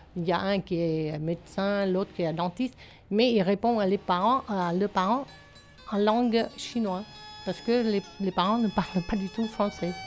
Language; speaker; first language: French; non-native, fluent; Vietnamese